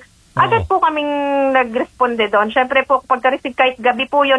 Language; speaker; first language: Filipino; native; Filipino